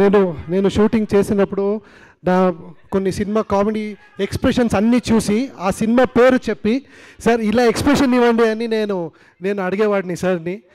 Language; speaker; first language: Telugu; non-native, learner; Kannada